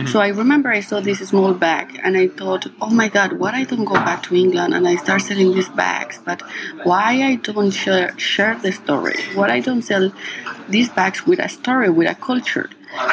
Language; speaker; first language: English; non-native, fluent; Spanish